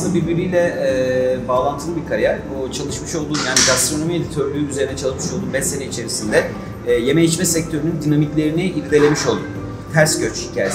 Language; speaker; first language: Turkish; native; Turkish